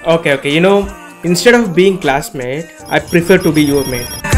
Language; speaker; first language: English; non-native, learner; Tamil